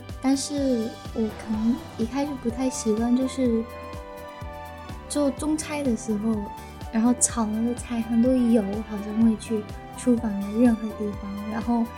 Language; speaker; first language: Chinese; early bilingual, heritage; Chinese